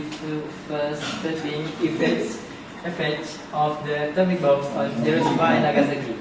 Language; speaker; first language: English; non-native, learner; Indonesian